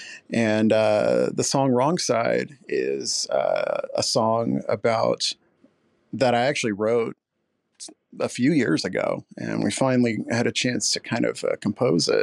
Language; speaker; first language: English; native; English